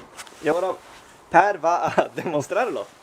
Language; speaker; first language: Spanish; non-native, fluent; Swedish